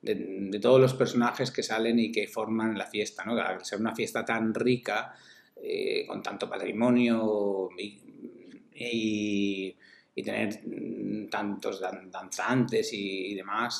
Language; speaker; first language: Spanish; native; Spanish